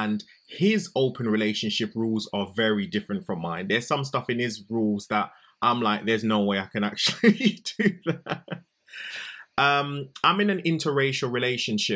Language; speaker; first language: English; native; English